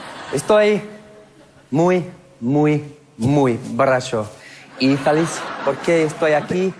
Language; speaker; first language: Spanish; non-native, learner; English